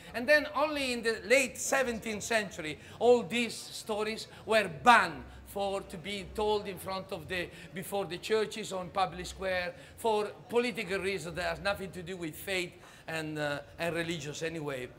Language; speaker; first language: English; non-native, fluent; Italian